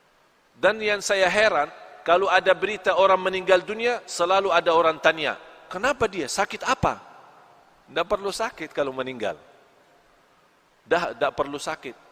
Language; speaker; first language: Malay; non-native, fluent; Arabic